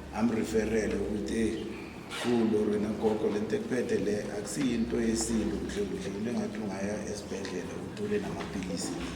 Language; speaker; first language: Zulu; non-native, local second language; South Ndebele